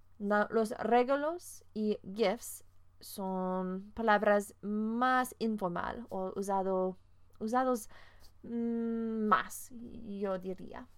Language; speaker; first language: Spanish; non-native, fluent; English